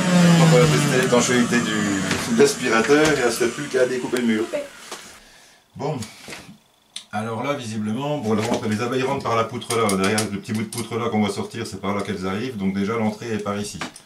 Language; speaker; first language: French; native; French